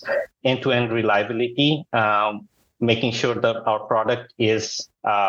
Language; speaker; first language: English; non-native, local second language; Bangla